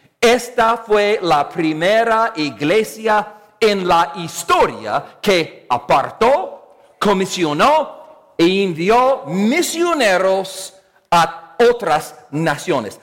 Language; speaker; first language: Spanish; non-native, fluent; English